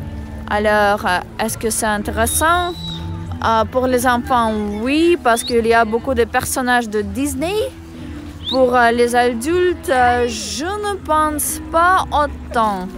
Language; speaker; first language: French; non-native, fluent; Russian